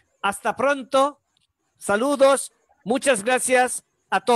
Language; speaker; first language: Spanish; non-native, learner; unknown